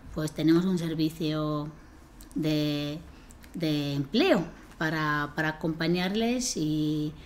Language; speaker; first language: Spanish; non-native, fluent; Estonian